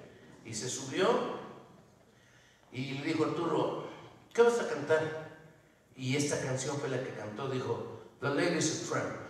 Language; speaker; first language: Spanish; native; Spanish